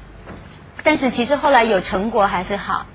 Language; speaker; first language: Chinese; native; Chinese